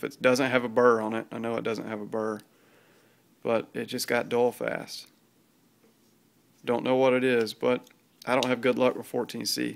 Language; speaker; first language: English; native; English